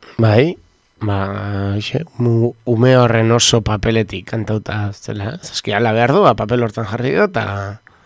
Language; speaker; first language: Basque; native; Basque